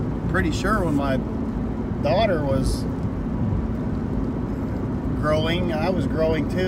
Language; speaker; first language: English; native; English